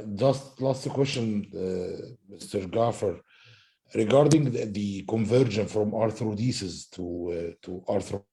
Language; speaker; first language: English; non-native, fluent; Arabic